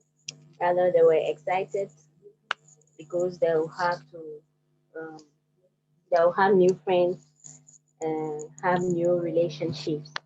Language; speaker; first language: English; non-native, fluent; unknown